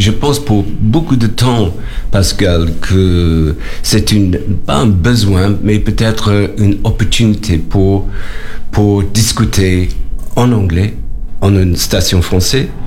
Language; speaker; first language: French; non-native, learner; English